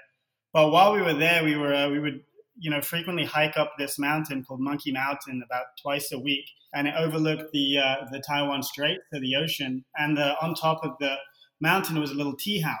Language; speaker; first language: English; native; English